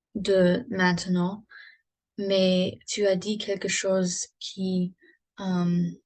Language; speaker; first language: French; non-native, learner; English